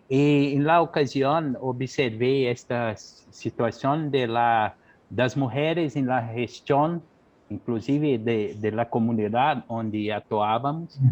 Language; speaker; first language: Spanish; non-native, learner; Portuguese